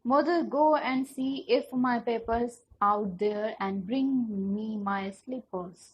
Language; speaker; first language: English; non-native, local second language; Punjabi